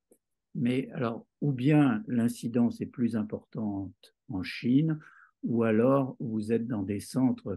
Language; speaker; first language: French; native; French